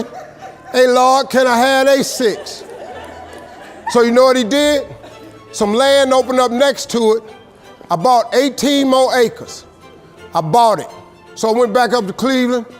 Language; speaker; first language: English; native; English